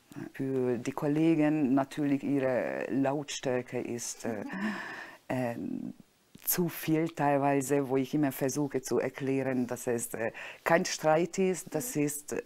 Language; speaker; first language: German; non-native, fluent; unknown